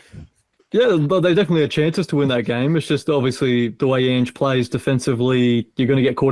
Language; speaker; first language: English; native; English